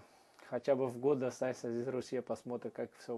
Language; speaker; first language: Russian; non-native, learner; Portuguese